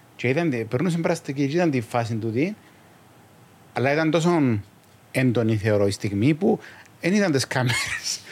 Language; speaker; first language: Greek; native; Greek